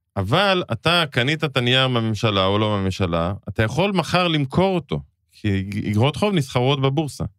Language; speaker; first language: Hebrew; native; Hebrew